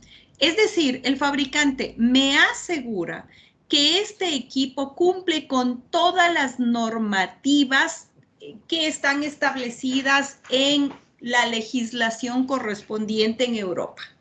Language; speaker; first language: Spanish; native; Spanish